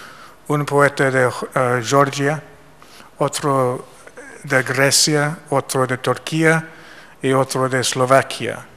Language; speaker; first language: Spanish; non-native, fluent; English